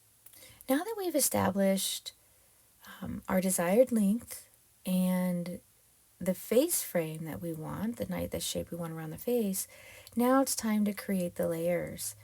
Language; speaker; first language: English; native; English